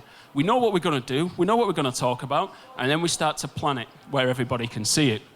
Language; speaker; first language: English; native; English